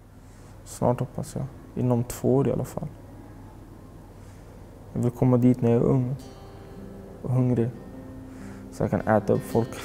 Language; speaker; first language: Swedish; early bilingual, other home language; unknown